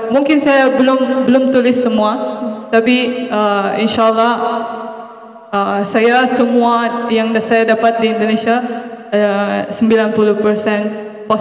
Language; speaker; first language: Indonesian; non-native, fluent; Maranao